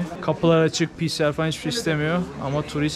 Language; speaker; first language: Turkish; native; Turkish